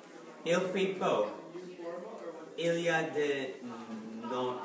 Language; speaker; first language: French; non-native, learner; English